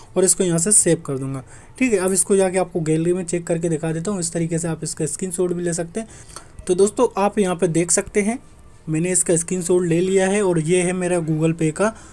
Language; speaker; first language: Hindi; native; Hindi